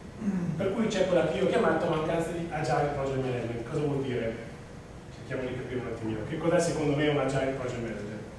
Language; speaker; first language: Italian; native; Italian